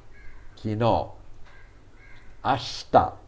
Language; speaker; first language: Japanese; non-native, fluent; English